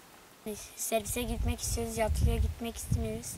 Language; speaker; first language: Turkish; non-native, local second language; Kurdish